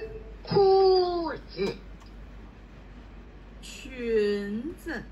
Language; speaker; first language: Chinese; non-native, learner; Thai